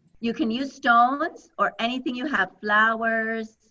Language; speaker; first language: English; native; English